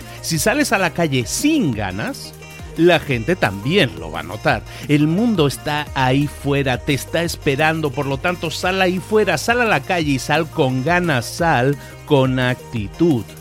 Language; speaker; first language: Spanish; native; Spanish